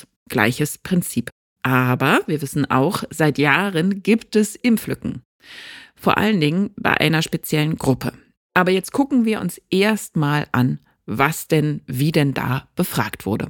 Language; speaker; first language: German; native; German